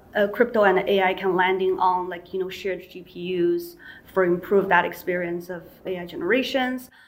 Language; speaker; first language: English; non-native, fluent; Chinese